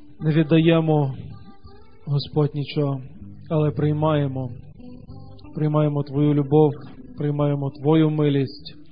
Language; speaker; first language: Ukrainian; native; Ukrainian